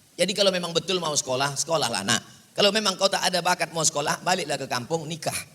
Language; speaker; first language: Indonesian; native; Indonesian